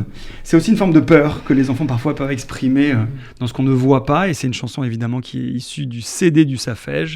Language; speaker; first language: French; native; French